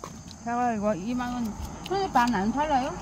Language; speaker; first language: Korean; non-native, learner; Vietnamese